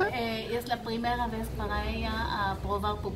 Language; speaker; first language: Spanish; non-native, fluent; Hebrew